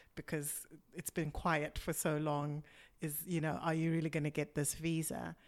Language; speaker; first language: English; non-native, local second language; Shona